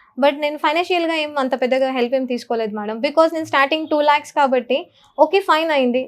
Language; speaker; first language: Telugu; non-native, local second language; Marathi